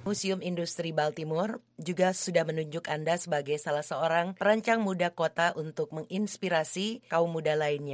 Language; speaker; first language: Indonesian; native; Indonesian